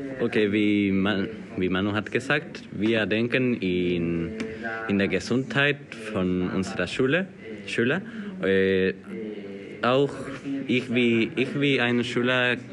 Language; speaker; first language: German; non-native, learner; Spanish